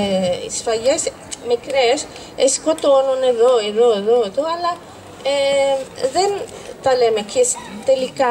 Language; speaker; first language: Greek; non-native, fluent; Arabic